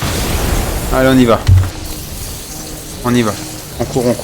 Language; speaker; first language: French; native; French